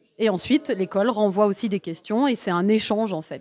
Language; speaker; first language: French; native; French